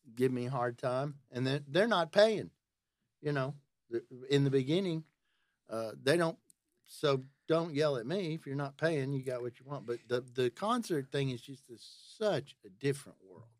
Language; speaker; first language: English; native; English